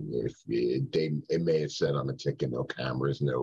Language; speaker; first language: English; native; English